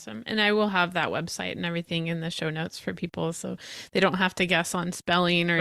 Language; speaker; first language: English; native; English